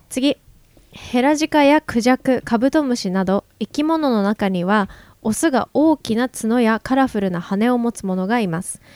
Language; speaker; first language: Japanese; native; Japanese